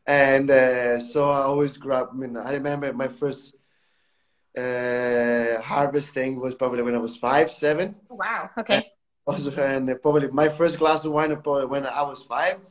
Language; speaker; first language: English; non-native, fluent; Italian